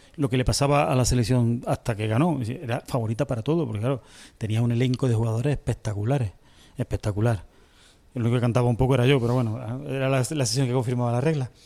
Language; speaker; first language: Spanish; native; Spanish